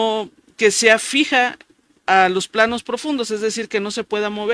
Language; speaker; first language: Spanish; native; Spanish